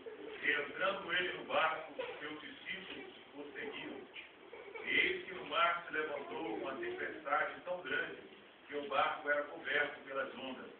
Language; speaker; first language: Portuguese; native; Portuguese